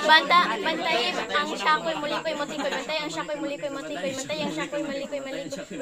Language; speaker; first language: Cebuano; native; Cebuano